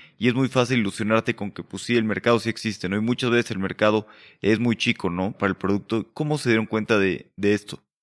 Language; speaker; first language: Spanish; native; Spanish